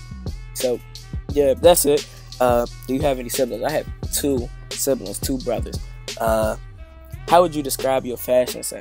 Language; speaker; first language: English; native; English